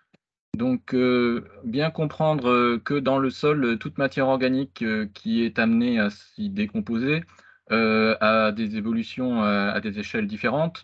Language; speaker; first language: French; native; French